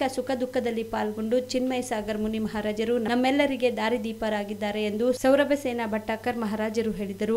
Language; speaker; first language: Kannada; native; Kannada